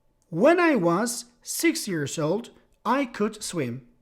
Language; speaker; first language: English; non-native, fluent; Turkish